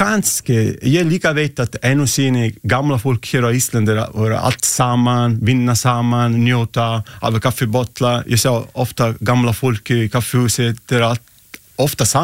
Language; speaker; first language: Icelandic; non-native, learner; Italian